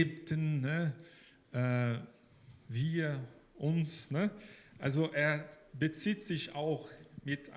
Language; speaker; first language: German; non-native, fluent; Portuguese